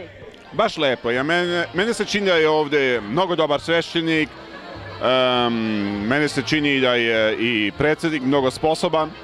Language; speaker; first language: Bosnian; early bilingual, heritage; Serbian